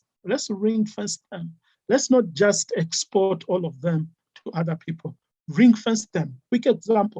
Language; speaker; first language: English; non-native, local second language; Ganda